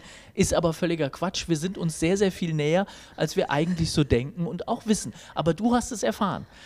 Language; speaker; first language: German; native; German